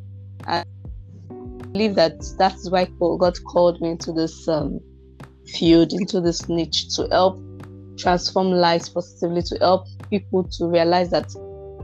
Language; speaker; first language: English; non-native, local second language; Igbo